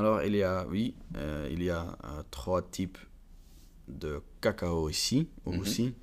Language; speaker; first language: French; non-native, learner; Dutch